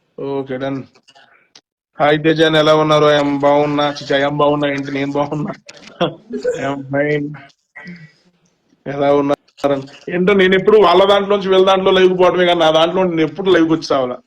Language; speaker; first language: Telugu; native; Telugu